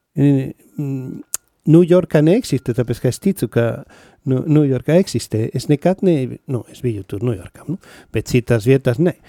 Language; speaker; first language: Latvian; non-native, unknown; Spanish